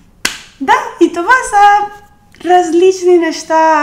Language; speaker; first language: Bulgarian; non-native, learner; Spanish